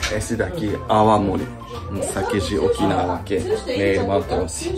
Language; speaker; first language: Portuguese; non-native, fluent; Japanese